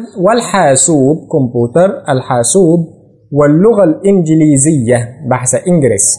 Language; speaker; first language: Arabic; non-native, fluent; Indonesian